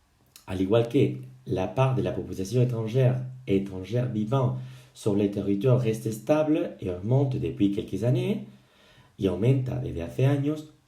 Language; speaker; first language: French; non-native, fluent; Spanish